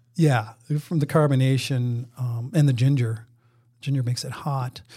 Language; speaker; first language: English; native; English